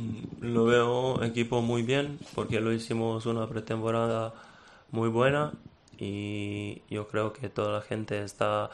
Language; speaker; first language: Spanish; non-native, fluent; Serbian